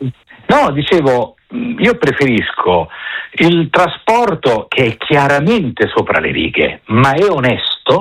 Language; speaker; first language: Italian; native; Italian